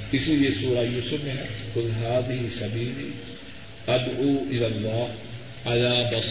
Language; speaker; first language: Urdu; non-native, local second language; Punjabi